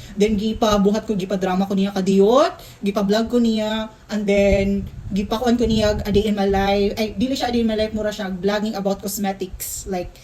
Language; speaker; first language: Cebuano; non-native, local second language; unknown